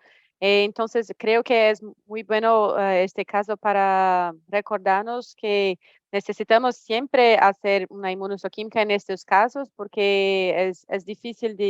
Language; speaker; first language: Spanish; non-native, fluent; Portuguese